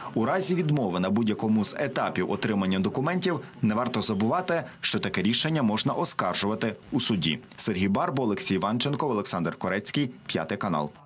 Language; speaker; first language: Ukrainian; native; Ukrainian